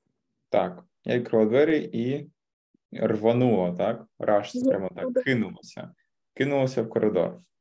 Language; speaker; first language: Ukrainian; native; Ukrainian